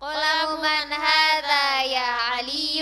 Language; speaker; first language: Arabic; non-native, learner; Indonesian